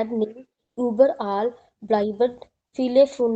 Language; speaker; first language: German; non-native, learner; Hindi